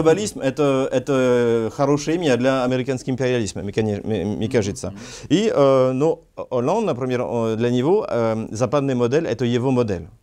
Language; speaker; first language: Russian; non-native, learner; French